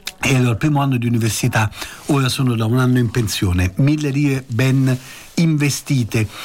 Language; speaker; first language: Italian; native; Italian